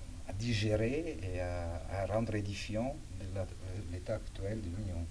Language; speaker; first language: French; non-native, fluent; Italian